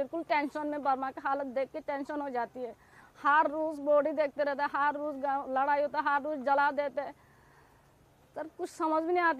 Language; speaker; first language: Hindi; non-native, fluent; Rohingya